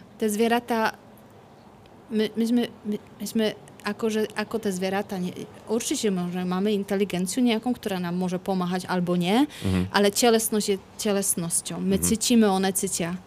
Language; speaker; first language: Slovak; non-native, learner; Polish